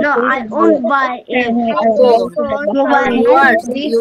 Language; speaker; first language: English; non-native, learner; Bangla